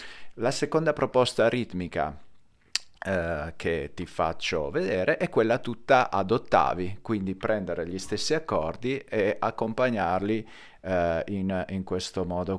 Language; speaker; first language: Italian; native; Italian